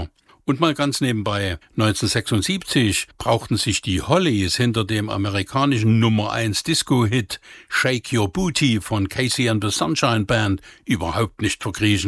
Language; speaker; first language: German; native; German